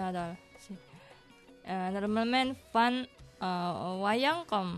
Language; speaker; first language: Catalan; non-native, learner; Indonesian